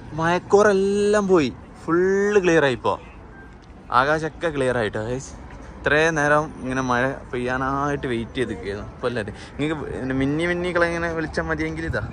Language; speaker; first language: English; non-native, local second language; Malayalam